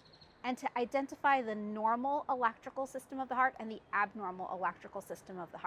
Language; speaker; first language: English; native; English